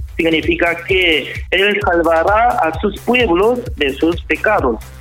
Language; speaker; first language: Spanish; non-native, learner; Korean